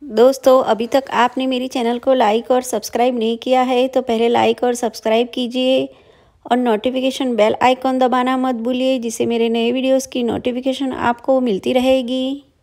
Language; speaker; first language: Hindi; non-native, local second language; Gujarati